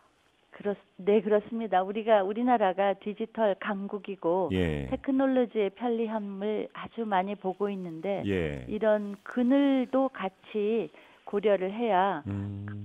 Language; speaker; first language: Korean; native; Korean